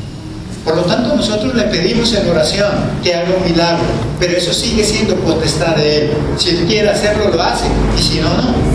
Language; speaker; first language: Spanish; native; Spanish